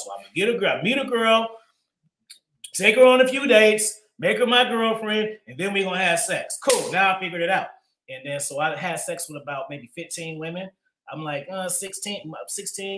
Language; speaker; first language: English; native; English